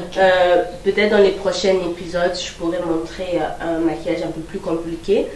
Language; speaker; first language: French; non-native, local second language; Lingala